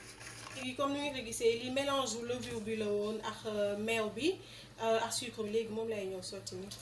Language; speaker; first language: French; non-native, local second language; Wolof